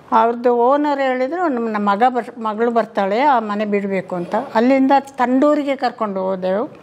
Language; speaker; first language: Kannada; non-native, local second language; Kodava